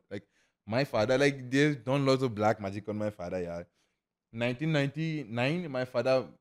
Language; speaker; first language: English; non-native, local second language; Igbo